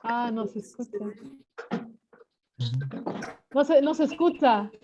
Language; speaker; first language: Spanish; non-native, fluent; German